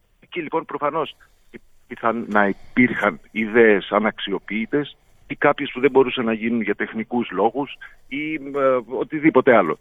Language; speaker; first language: Greek; native; Greek